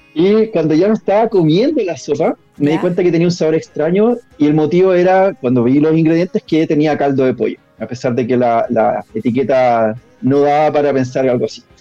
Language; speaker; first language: Spanish; native; Spanish